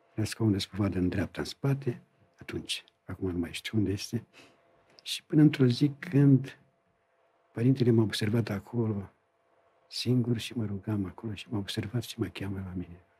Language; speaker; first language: Romanian; native; Romanian